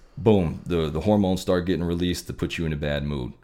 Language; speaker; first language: English; native; English